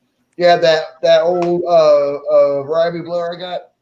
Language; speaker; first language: English; native; English